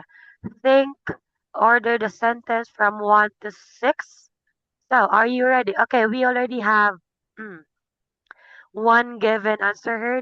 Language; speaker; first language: English; non-native, fluent; Filipino